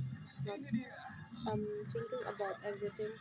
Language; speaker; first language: English; non-native, learner; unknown